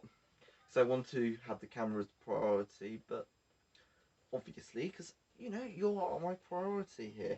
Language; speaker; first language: English; native; English